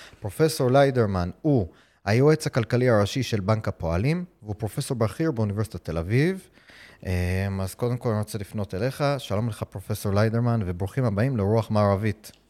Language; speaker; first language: Hebrew; non-native, fluent; English